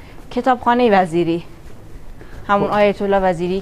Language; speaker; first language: Persian; native; Persian